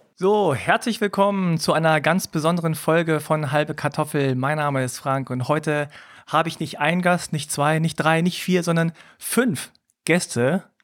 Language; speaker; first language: German; early bilingual, other home language; Korean